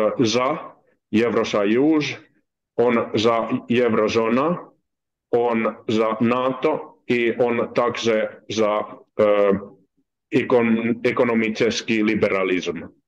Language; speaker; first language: Russian; non-native, learner; Finnish